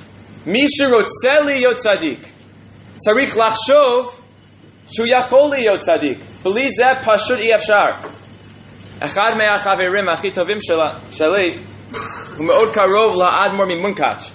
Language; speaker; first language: Hebrew; non-native, fluent; English